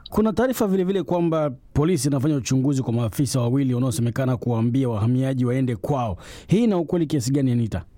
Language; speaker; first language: Swahili; native; Swahili